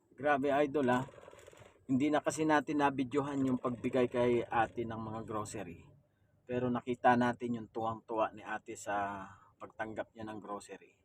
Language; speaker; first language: Filipino; native; Filipino